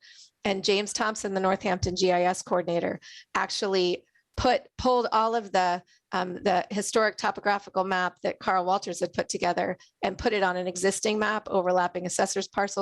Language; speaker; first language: English; native; English